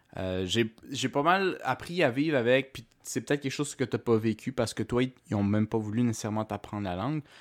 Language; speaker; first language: French; native; French